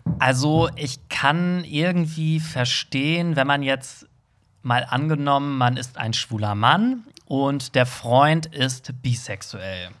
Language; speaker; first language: German; native; German